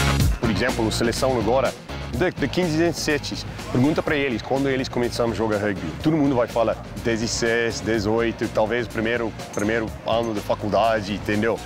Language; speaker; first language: Portuguese; non-native, learner; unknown